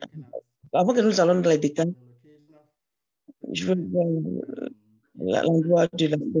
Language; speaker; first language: French; non-native, learner; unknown